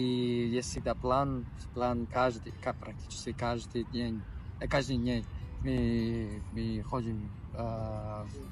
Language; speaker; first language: Russian; non-native, learner; Spanish